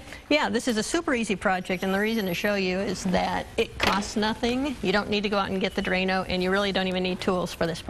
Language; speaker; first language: English; native; English